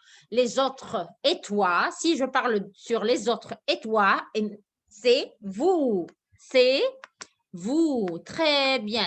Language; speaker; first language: French; non-native, fluent; Arabic